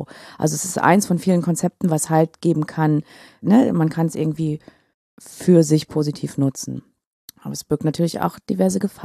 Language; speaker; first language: German; native; German